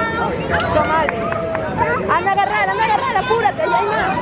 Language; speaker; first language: Spanish; native; Spanish